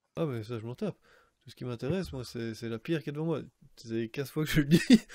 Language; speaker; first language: French; native; French